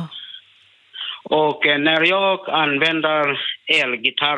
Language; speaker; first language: Swedish; non-native, learner; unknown